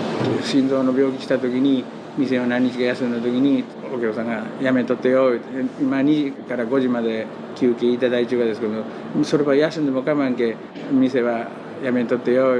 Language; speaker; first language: Japanese; native; Japanese